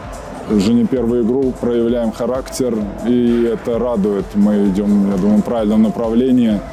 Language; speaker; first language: Russian; native; Russian